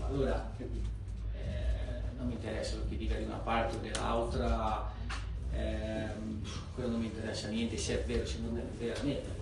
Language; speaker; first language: Italian; non-native, fluent; Portuguese